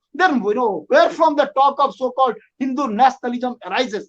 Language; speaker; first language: English; non-native, local second language; Maithili